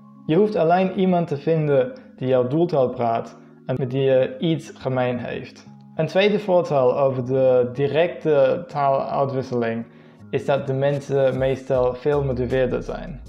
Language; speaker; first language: Dutch; non-native, fluent; English